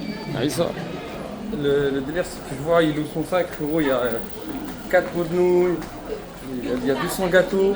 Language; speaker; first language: French; native; French